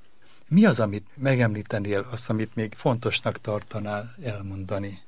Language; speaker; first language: Hungarian; native; Hungarian